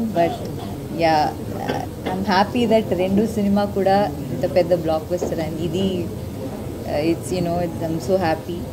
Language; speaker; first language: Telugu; non-native, learner; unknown